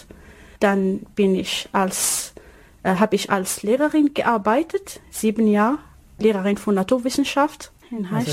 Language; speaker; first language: German; non-native, learner; Arabic